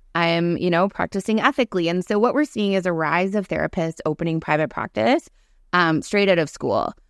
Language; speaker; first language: English; native; English